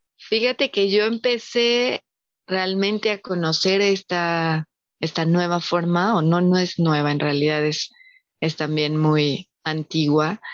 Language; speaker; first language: Spanish; native; Spanish